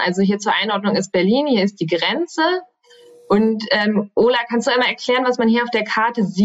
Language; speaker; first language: German; native; German